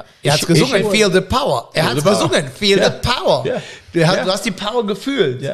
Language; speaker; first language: German; native; German